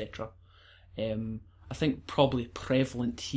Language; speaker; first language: English; native; English